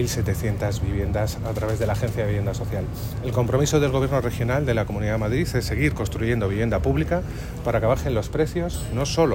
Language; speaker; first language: Spanish; native; Spanish